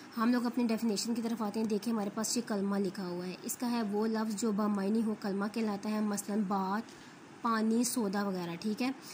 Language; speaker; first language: Urdu; native; Urdu